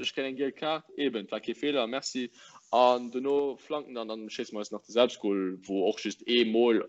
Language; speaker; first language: Luxembourgish; early bilingual, other home language; English